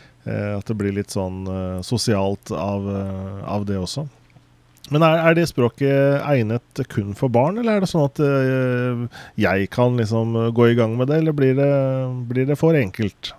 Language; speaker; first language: Norwegian; native; Norwegian